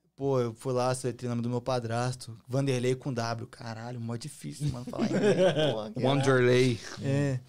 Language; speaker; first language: Portuguese; native; Portuguese